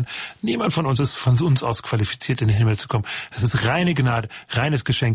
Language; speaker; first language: German; native; German